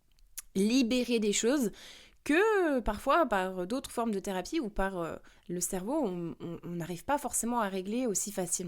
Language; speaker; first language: French; native; French